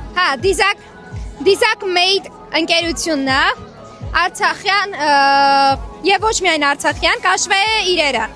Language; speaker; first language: Armenian; native; Armenian